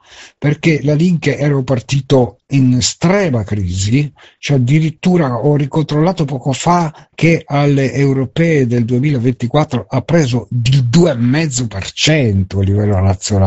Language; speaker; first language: Italian; native; Italian